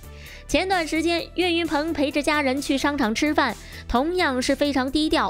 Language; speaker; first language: Chinese; native; Chinese